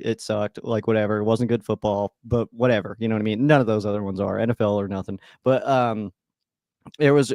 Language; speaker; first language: English; native; English